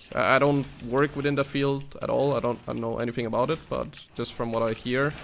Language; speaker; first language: English; non-native, fluent; Danish